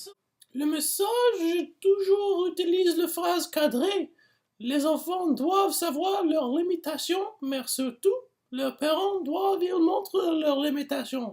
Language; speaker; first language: French; non-native, learner; English